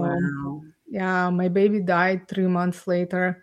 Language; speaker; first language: English; non-native, fluent; Ukrainian